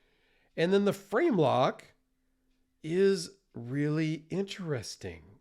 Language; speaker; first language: English; native; English